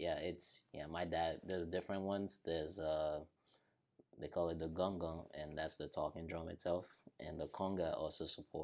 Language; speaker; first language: English; non-native, local second language; Yoruba